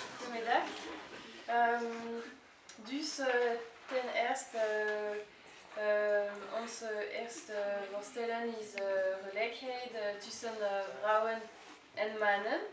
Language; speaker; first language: Dutch; non-native, learner; French